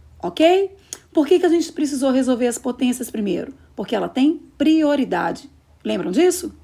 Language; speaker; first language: Portuguese; native; Portuguese